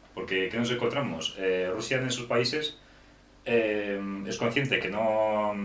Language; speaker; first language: Spanish; non-native, fluent; Ukrainian